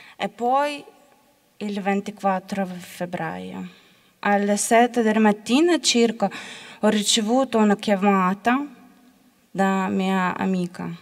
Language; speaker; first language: Italian; non-native, learner; Ukrainian